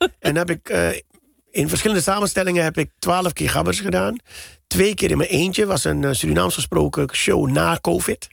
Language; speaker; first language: Dutch; native; Dutch